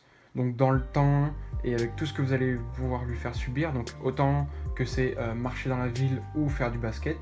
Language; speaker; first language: French; native; French